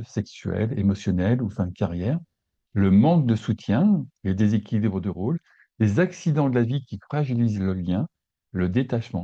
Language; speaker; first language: French; native; French